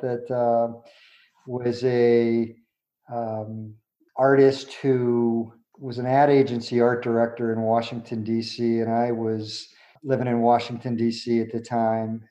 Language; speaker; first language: English; native; English